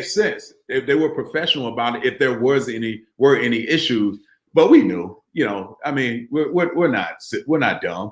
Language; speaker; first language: English; native; English